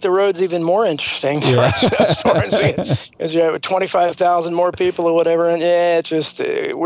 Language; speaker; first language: English; native; English